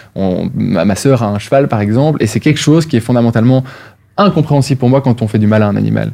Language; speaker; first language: French; native; French